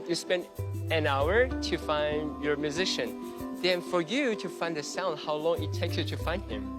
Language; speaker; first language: English; non-native, fluent; Chinese